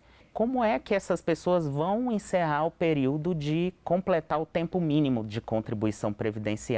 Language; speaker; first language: Portuguese; native; Portuguese